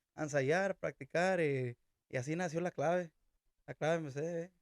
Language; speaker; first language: Spanish; early bilingual, heritage; Spanish